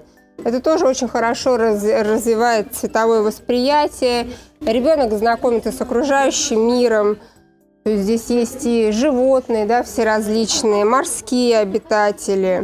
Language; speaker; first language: Russian; native; Russian